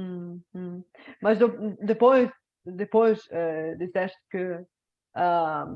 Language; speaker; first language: Portuguese; non-native, fluent; Bulgarian